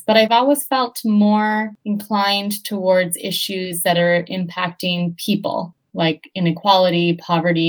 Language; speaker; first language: English; native; English